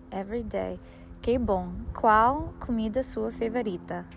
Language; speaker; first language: Portuguese; non-native, learner; English